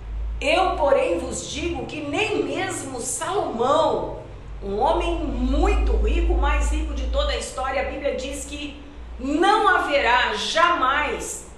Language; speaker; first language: Portuguese; native; Portuguese